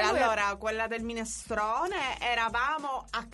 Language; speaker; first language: Italian; native; Italian